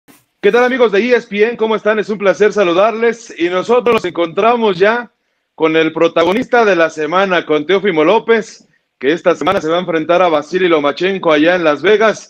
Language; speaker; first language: Spanish; native; Spanish